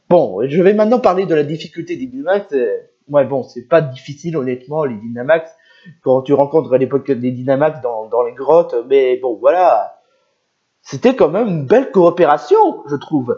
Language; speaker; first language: French; native; French